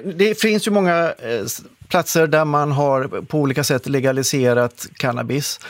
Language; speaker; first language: Swedish; native; Swedish